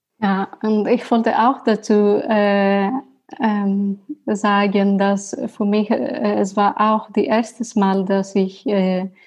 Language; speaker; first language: German; non-native, learner; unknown